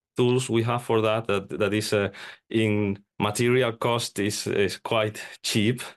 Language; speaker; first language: English; non-native, fluent; Spanish